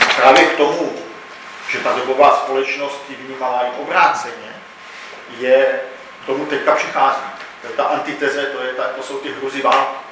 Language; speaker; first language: Czech; native; Czech